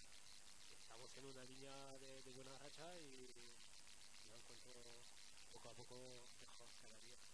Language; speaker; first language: Spanish; non-native, fluent; French